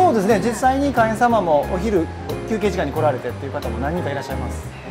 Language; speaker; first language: Japanese; native; Japanese